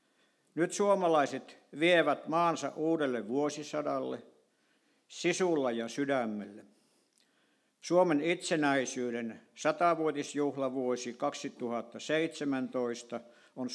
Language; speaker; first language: Finnish; native; Finnish